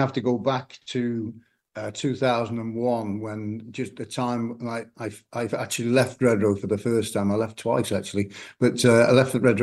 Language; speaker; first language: English; native; English